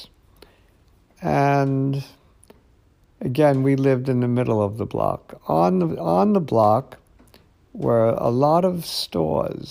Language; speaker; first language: English; native; English